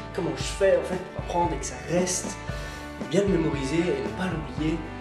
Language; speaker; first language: French; native; French